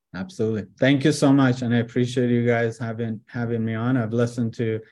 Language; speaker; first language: English; early bilingual, other home language; Persian